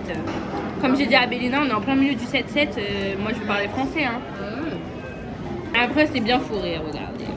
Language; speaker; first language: French; native; French